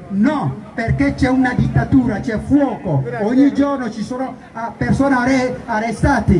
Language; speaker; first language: Italian; non-native, fluent; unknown